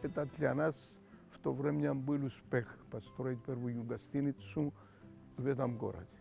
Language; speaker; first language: Russian; non-native, fluent; Greek